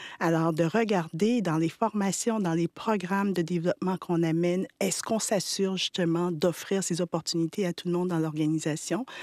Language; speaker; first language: French; early bilingual, other home language; Haitian Creole